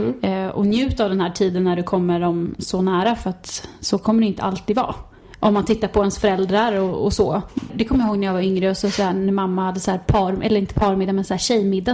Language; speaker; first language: Swedish; native; Swedish